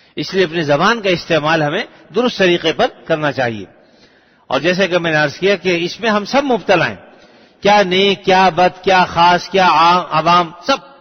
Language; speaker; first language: Urdu; native; Urdu